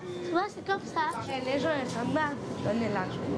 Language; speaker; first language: French; non-native, learner; Romanian